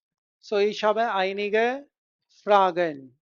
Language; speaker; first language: German; non-native, local second language; Hindi